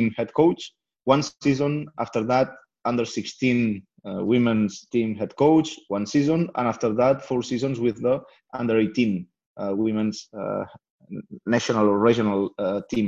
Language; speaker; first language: English; non-native, fluent; Spanish